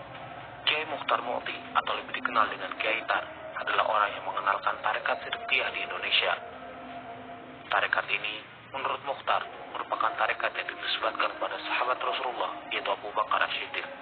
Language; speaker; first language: Indonesian; native; Indonesian